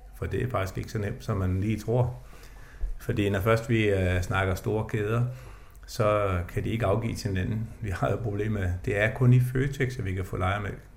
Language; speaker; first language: Danish; native; Danish